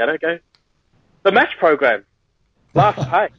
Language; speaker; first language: English; native; English